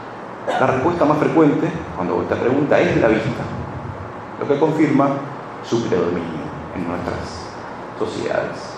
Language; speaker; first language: Spanish; native; Spanish